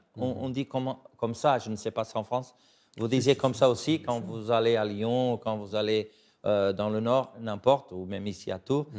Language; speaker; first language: French; non-native, fluent; Portuguese